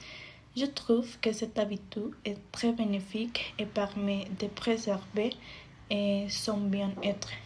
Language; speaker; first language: French; non-native, fluent; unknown